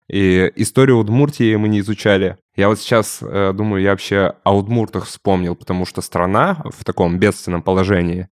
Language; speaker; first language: Russian; native; Russian